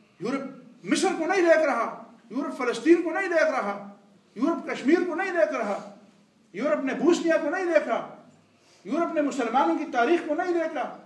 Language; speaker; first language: Urdu; non-native, local second language; Pashto